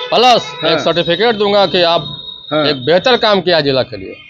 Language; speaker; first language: Hindi; native; Hindi